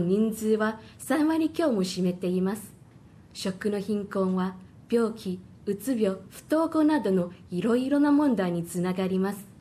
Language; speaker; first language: Japanese; non-native, fluent; Chinese